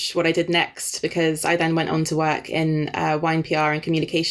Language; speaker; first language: English; non-native, fluent; Danish